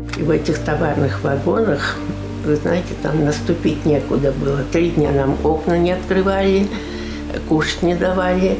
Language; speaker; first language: Russian; non-native, local second language; Crimean Tatar